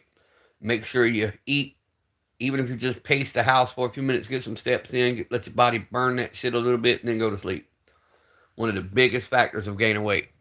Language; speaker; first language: English; native; English